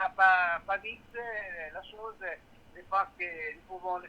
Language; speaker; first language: French; non-native, learner; Italian